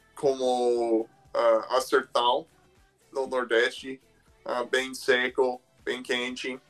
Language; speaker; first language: Portuguese; non-native, fluent; English